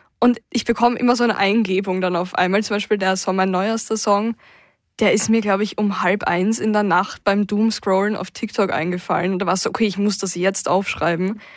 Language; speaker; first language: German; native; German